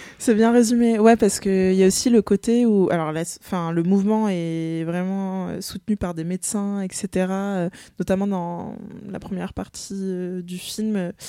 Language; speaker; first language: French; native; French